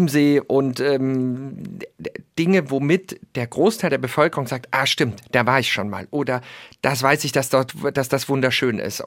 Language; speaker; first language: German; native; German